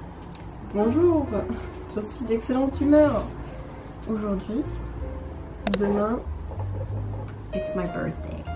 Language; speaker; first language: French; native; French